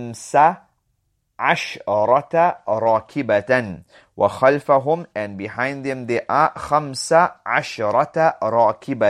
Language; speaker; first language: Arabic; non-native, fluent; English